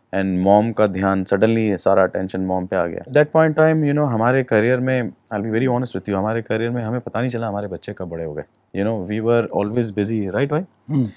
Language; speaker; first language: Hindi; native; Hindi